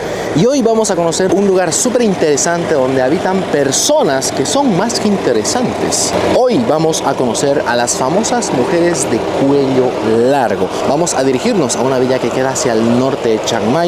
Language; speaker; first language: Spanish; native; Spanish